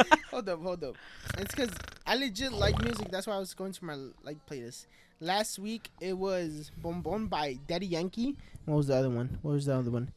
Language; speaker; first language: English; early bilingual, other home language; Spanish